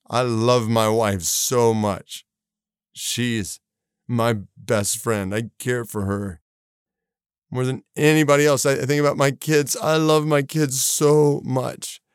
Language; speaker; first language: English; native; English